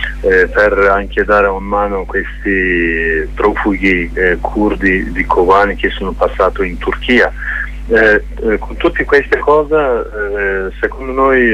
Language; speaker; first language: Italian; non-native, learner; Kurdish